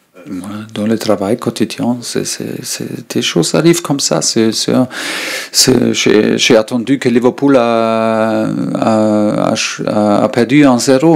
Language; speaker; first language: French; non-native, learner; German